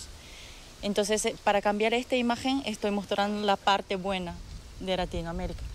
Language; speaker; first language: Spanish; non-native, learner; Japanese